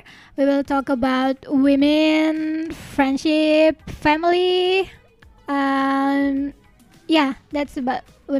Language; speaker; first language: English; non-native, learner; Indonesian